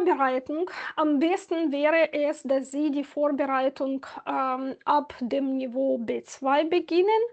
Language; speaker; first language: German; non-native, fluent; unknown